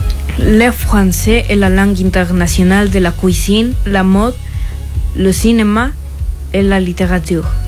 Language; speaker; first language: French; non-native, learner; Spanish